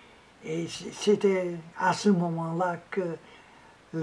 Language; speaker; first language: French; non-native, local second language; Vietnamese